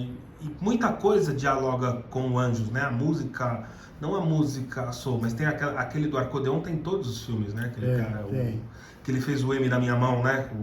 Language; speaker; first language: Portuguese; native; Portuguese